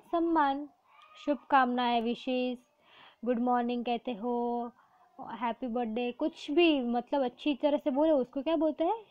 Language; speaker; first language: Hindi; non-native, local second language; Gujarati